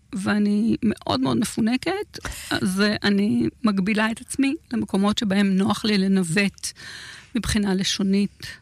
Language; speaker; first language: Hebrew; native; Hebrew